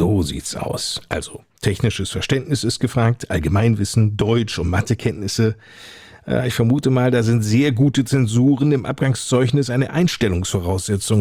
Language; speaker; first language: German; native; German